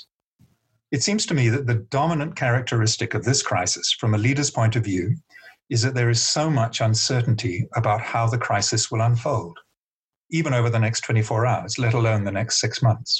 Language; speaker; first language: English; native; English